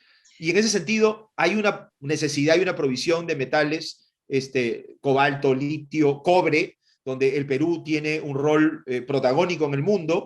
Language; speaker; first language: Spanish; native; Spanish